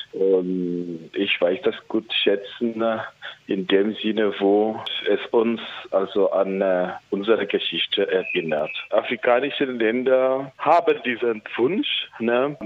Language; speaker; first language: German; non-native, fluent; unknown